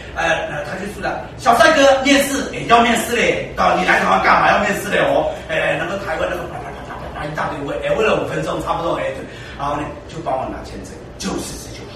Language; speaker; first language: Chinese; early bilingual, heritage; Chinese